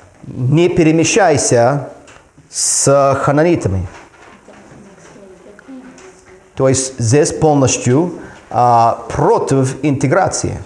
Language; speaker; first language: Russian; non-native, fluent; English